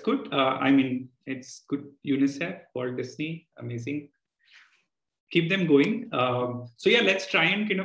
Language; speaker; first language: English; non-native, local second language; Telugu